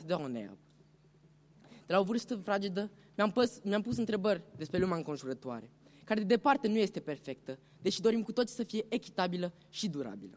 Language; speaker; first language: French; non-native, fluent; Romanian